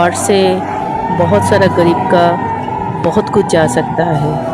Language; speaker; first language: Hindi; non-native, local second language; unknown